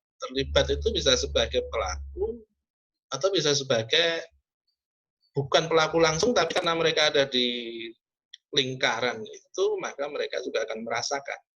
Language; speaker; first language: Indonesian; non-native, local second language; Javanese